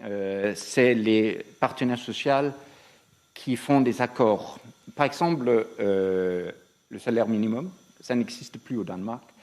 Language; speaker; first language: French; non-native, fluent; Danish